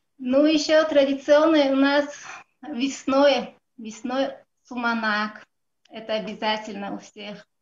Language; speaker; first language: Russian; non-native, local second language; Tajik